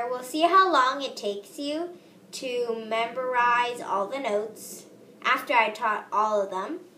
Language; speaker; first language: English; native; English